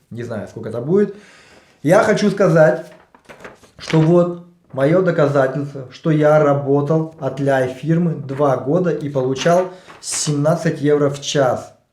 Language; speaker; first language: Russian; native; Russian